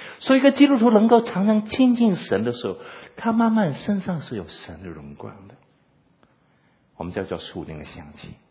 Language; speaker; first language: Chinese; non-native, local second language; Cantonese